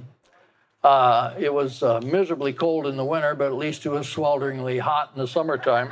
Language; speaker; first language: English; native; English